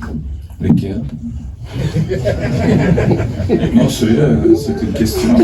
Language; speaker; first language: French; non-native, fluent; Dutch